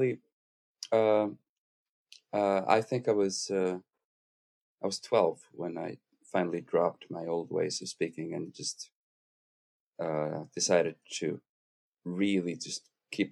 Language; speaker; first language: English; non-native, fluent; Icelandic